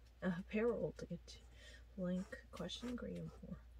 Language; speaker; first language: English; non-native, fluent; Korean